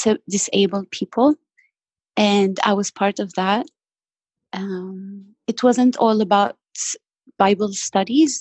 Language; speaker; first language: English; non-native, fluent; Arabic